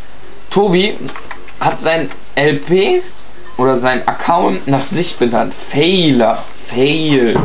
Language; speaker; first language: German; early bilingual, other home language; Turkish